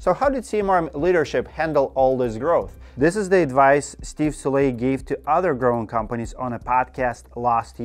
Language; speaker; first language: English; non-native, fluent; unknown